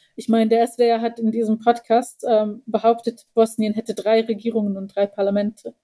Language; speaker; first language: German; early bilingual, heritage; Bosnian